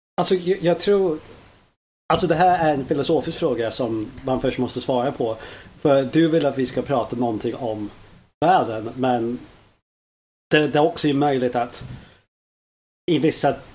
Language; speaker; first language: Swedish; non-native, fluent; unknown